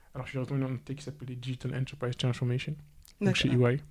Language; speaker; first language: French; non-native, local second language; Wolof